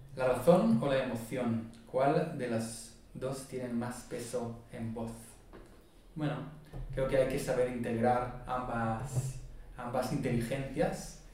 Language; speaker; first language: Spanish; non-native, fluent; Hebrew